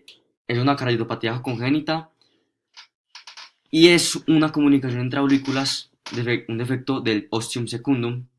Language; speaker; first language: Spanish; native; Spanish